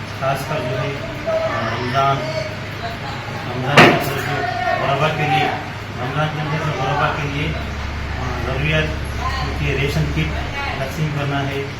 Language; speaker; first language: Urdu; native; Urdu